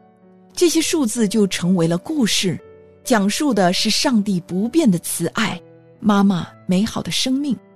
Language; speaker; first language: Chinese; native; Chinese